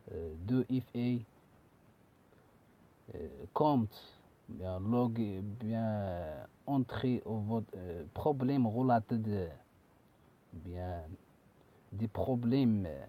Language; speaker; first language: French; non-native, learner; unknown